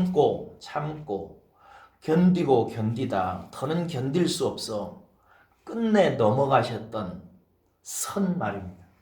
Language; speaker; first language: Korean; native; Korean